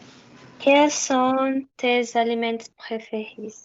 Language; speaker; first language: French; non-native, learner; Portuguese